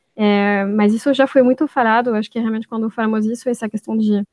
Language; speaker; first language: Portuguese; non-native, fluent; French